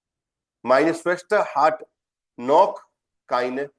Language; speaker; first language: German; non-native, fluent; Hindi